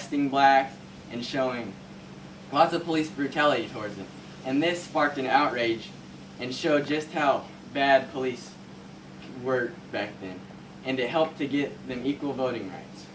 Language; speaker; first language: English; native; English